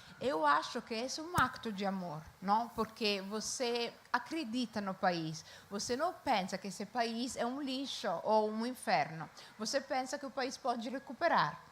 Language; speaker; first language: Portuguese; non-native, fluent; Italian